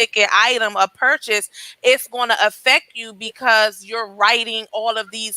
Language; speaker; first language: English; native; English